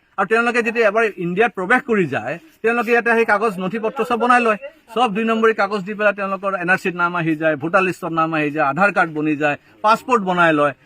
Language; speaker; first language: Assamese; non-native, local second language; Bangla